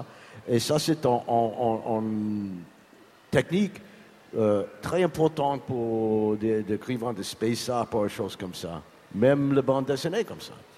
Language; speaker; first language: French; non-native, learner; English